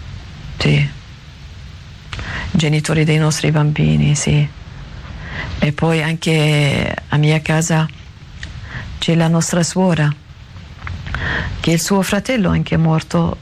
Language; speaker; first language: Italian; non-native, learner; Arabic